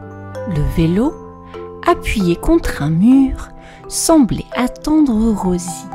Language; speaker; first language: French; native; French